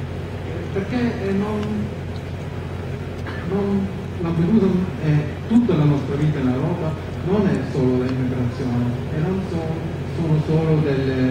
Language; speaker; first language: Italian; non-native, fluent; German